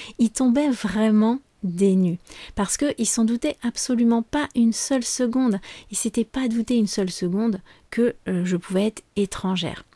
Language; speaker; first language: French; native; French